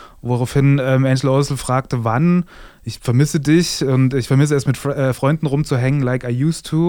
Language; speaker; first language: German; native; German